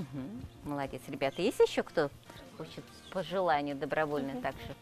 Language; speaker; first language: Russian; native; Russian